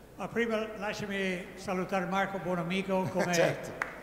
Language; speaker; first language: Italian; non-native, fluent; English